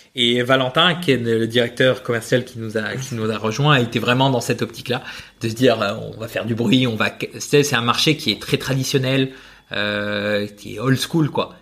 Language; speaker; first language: French; non-native, fluent; Spanish